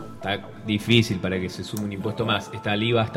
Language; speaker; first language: Spanish; native; Spanish